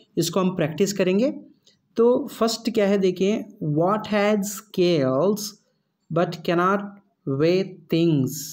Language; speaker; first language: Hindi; non-native, local second language; Kannada